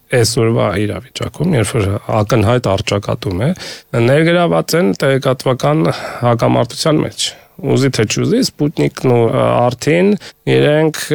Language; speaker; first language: Armenian; native; Armenian